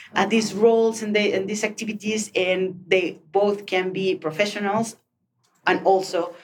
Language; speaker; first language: English; non-native, fluent; Spanish